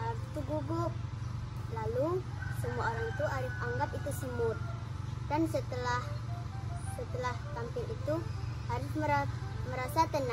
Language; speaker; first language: Indonesian; non-native, local second language; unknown